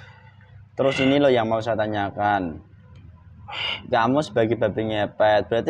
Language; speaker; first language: Indonesian; native; Indonesian